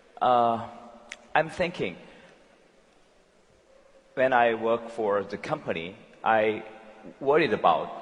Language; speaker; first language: English; non-native, learner; Korean